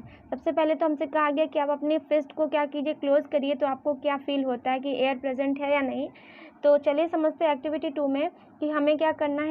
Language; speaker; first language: Hindi; native; Hindi